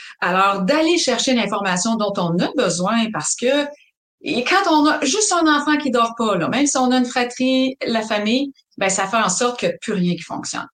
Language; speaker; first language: French; native; French